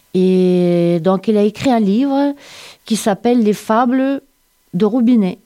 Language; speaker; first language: French; non-native, fluent; Russian